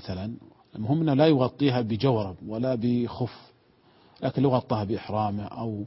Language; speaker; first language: Arabic; native; Arabic